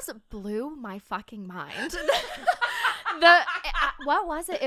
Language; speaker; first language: English; native; English